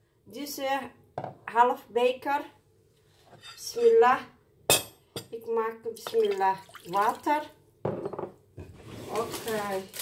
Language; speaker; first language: Dutch; non-native, learner; Somali